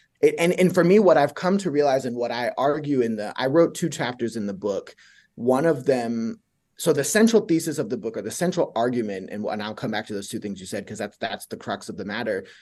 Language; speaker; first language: English; native; English